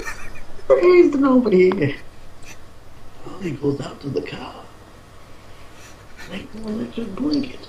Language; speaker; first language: English; native; English